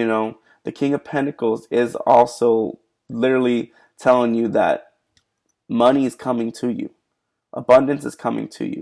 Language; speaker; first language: English; native; English